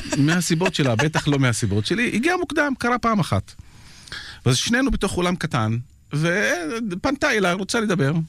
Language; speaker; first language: Hebrew; non-native, local second language; Arabic